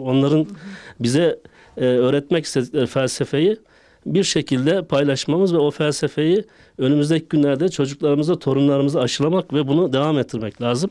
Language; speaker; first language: Turkish; native; Turkish